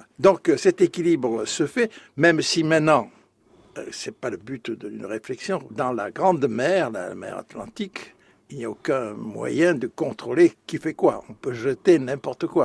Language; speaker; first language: French; native; French